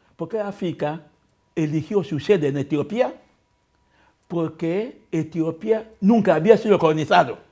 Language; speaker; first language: Spanish; non-native, local second language; Fang